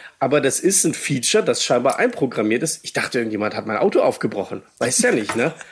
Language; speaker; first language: German; native; German